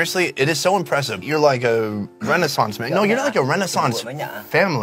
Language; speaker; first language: English; native; English